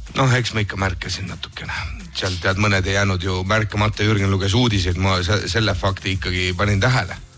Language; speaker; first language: Estonian; native; Estonian